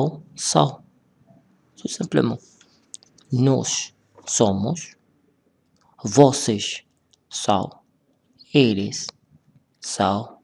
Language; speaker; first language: Portuguese; non-native, fluent; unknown